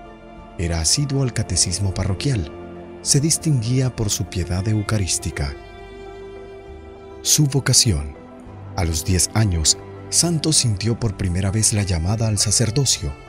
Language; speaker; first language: Spanish; native; Spanish